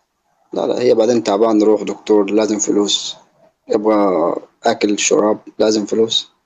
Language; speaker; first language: Arabic; non-native, learner; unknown